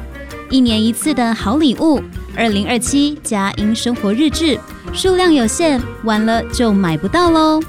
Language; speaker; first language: Chinese; native; Chinese